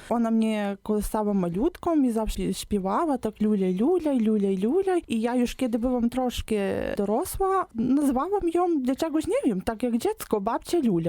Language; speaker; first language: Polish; non-native, local second language; Ukrainian